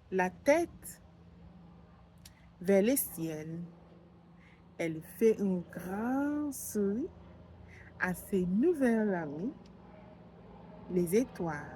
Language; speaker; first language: French; non-native, learner; English